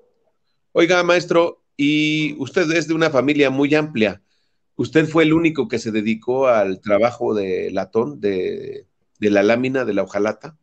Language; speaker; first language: Spanish; native; Spanish